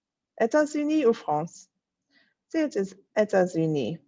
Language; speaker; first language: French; non-native, fluent; English